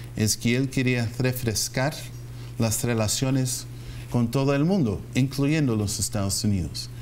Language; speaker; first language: Spanish; non-native, fluent; English